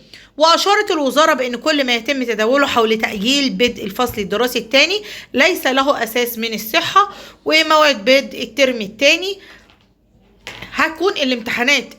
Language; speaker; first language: Arabic; native; Arabic